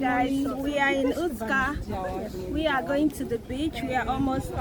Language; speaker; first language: English; non-native, local second language; Igbo